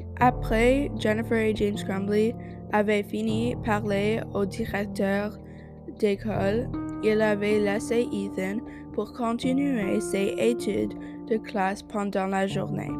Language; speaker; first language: French; non-native, learner; English